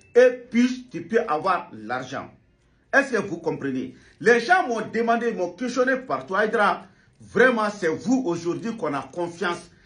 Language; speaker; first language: French; non-native, local second language; Bambara